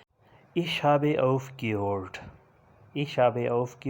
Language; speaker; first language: German; non-native, learner; Urdu